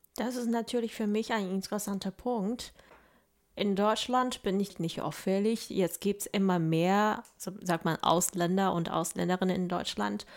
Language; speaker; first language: German; non-native, fluent; Chinese